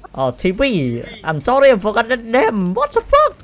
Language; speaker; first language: English; non-native, learner; Khmer